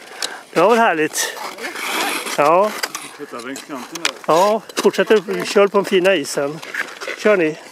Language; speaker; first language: Swedish; native; Swedish